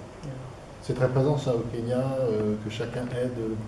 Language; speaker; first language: French; native; French